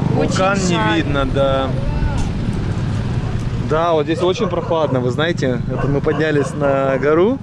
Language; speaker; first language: Russian; native; Russian